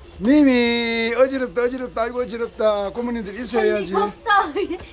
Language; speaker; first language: Korean; native; Korean